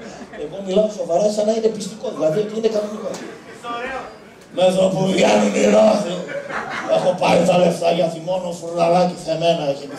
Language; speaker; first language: Greek; native; Greek